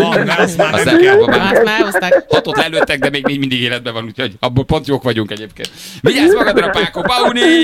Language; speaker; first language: Hungarian; native; Hungarian